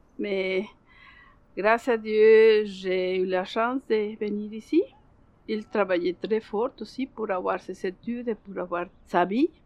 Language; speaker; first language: French; non-native, learner; Spanish